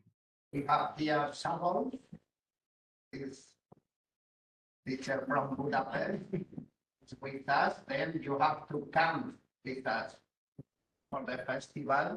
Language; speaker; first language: English; non-native, learner; Spanish